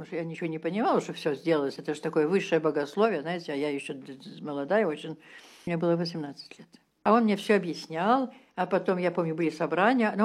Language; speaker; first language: Russian; early bilingual, heritage; Russian